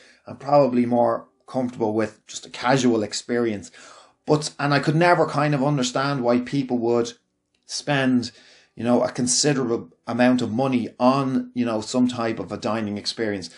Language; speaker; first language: English; native; English